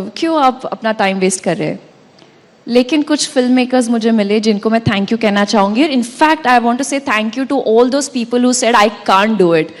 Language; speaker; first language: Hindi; non-native, local second language; Marathi